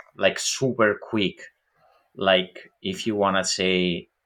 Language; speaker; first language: English; non-native, fluent; Italian